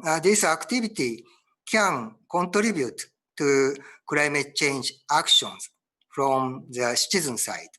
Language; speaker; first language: English; non-native, learner; Japanese